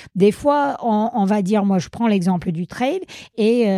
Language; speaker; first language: French; non-native, fluent; English